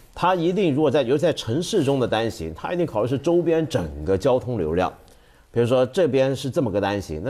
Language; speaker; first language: Chinese; native; Chinese